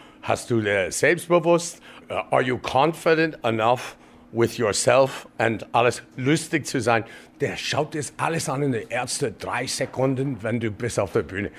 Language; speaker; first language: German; non-native, learner; English